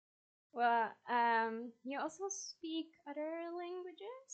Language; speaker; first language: English; non-native, fluent; Polish